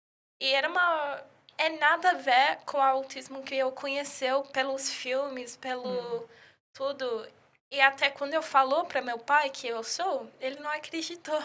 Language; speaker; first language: Portuguese; early bilingual, heritage; English